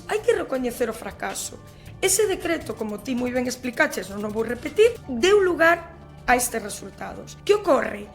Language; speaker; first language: Galician; non-native, local second language; Spanish